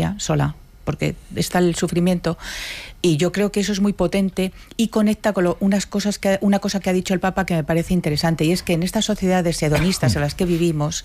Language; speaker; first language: Spanish; native; Spanish